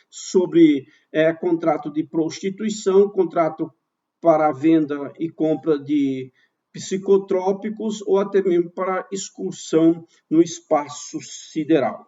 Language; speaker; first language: Portuguese; native; Portuguese